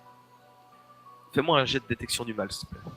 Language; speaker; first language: French; native; French